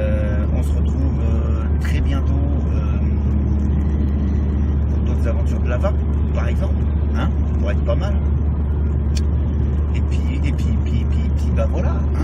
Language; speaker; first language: French; native; French